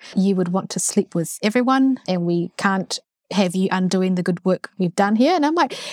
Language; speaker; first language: English; native; English